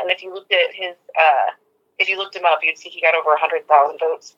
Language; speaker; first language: English; native; English